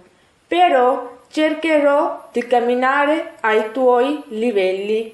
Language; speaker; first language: Italian; non-native, learner; Urdu